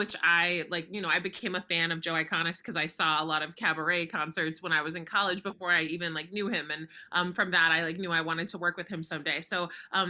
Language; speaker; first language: English; native; English